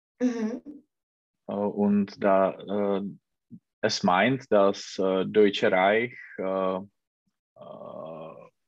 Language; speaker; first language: German; non-native, learner; Czech